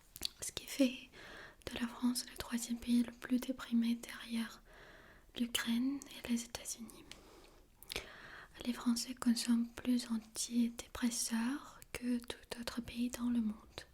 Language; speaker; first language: French; non-native, fluent; Armenian